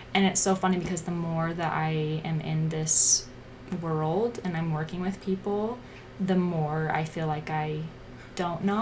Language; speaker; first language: English; native; English